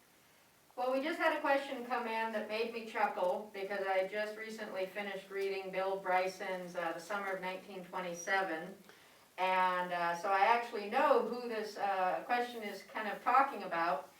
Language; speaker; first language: English; native; English